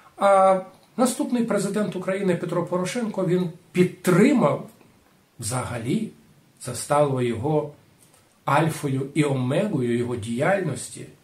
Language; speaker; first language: Ukrainian; non-native, local second language; Rusyn